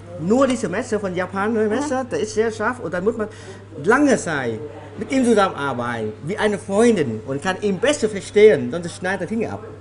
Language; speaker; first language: German; non-native, learner; Vietnamese